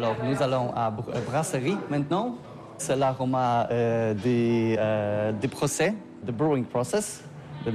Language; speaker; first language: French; non-native, learner; Polish